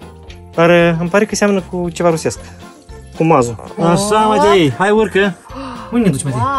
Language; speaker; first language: Romanian; native; Romanian